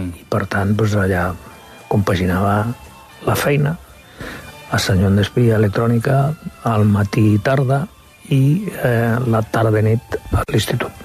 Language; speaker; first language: Catalan; non-native, local second language; Spanish